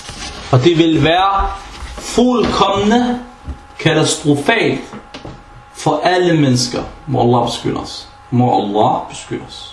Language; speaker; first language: Danish; early bilingual, other home language; Arabic